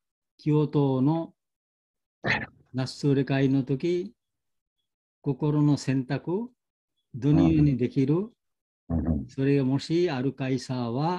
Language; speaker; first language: Japanese; non-native, learner; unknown